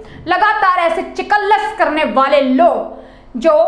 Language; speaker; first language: Hindi; native; Hindi